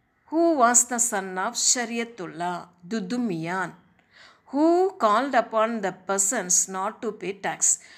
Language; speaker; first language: English; non-native, local second language; Tamil